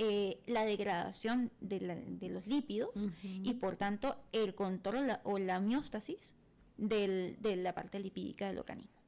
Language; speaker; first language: Spanish; native; Spanish